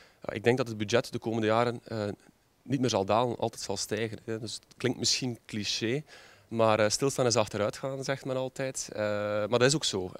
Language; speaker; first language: Dutch; native; Dutch